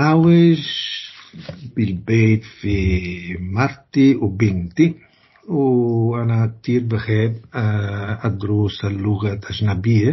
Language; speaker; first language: Arabic; non-native, learner; Italian